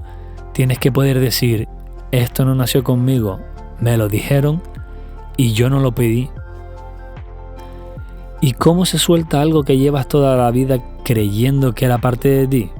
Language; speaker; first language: Spanish; native; Spanish